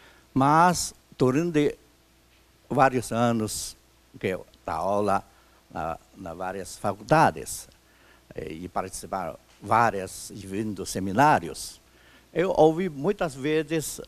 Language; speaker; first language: Portuguese; non-native, fluent; Chinese